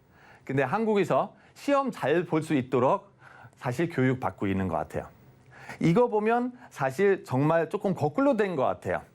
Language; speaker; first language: Korean; non-native, fluent; German